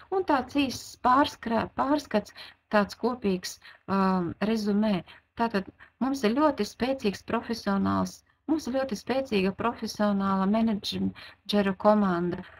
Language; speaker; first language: Latvian; non-native, local second language; Russian